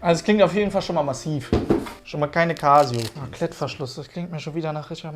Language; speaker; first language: German; native; German